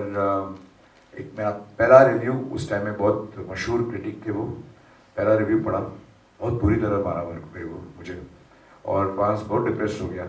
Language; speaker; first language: Hindi; non-native, local second language; Tamil